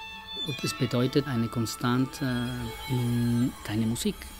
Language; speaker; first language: German; non-native, fluent; Spanish